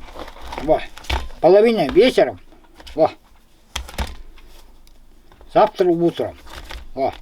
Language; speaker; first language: Russian; non-native, local second language; Yakut